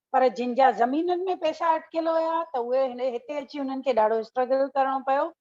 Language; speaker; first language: Sindhi; early bilingual, heritage; Sindhi